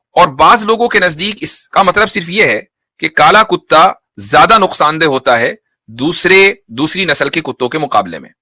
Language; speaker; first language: Urdu; native; Urdu